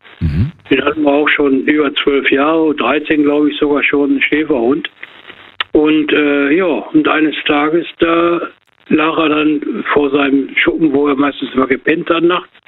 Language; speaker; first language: German; native; German